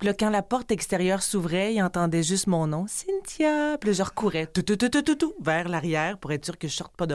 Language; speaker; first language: French; native; French